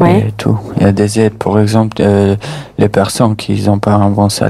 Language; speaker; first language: French; non-native, fluent; Albanian